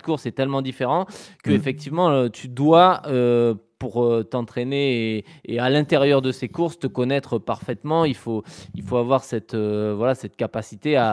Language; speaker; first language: French; native; French